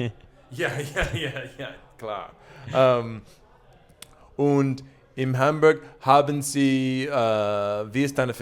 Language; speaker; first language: German; non-native, learner; English